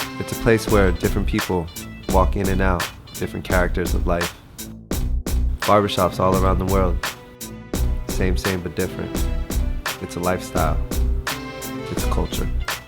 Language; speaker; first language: English; native; English